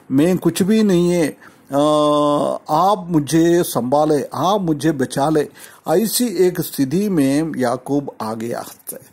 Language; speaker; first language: Hindi; non-native, local second language; Malayalam